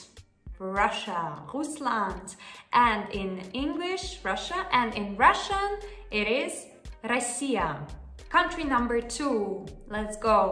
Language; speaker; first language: English; non-native, fluent; Russian